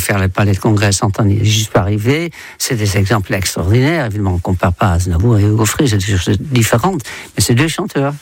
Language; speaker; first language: French; non-native, fluent; Dutch